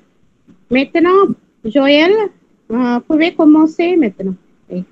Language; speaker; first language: French; non-native, learner; Tamil